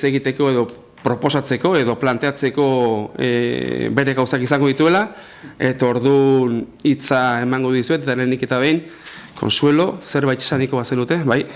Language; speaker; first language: Basque; native; Basque